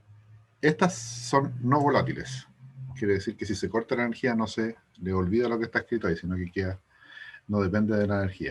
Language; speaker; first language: Spanish; native; Spanish